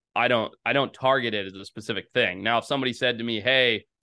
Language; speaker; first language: English; native; English